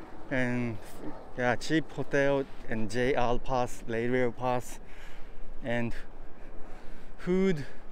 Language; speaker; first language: English; non-native, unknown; Japanese